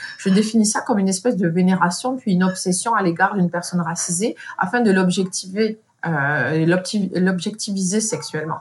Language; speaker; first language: French; native; French